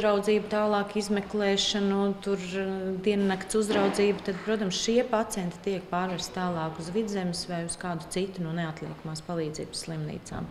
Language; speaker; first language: Latvian; native; Latvian